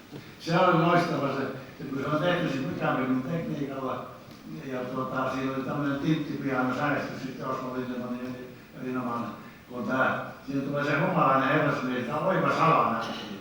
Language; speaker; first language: Finnish; native; Finnish